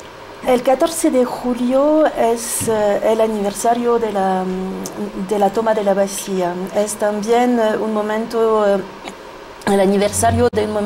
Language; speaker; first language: Spanish; non-native, fluent; French